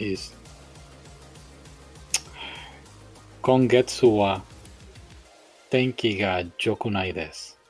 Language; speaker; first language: Japanese; non-native, learner; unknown